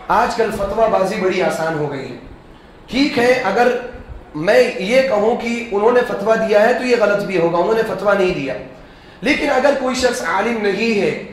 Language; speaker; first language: Urdu; native; Urdu